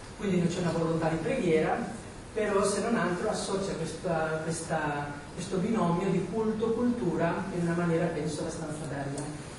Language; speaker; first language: Italian; non-native, fluent; Spanish